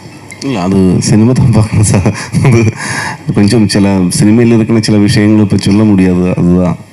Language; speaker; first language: Tamil; non-native, learner; Malayalam